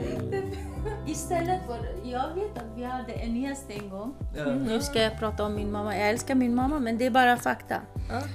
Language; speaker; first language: Swedish; early bilingual, other home language; Kurdish